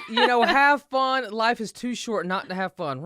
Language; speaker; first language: English; native; English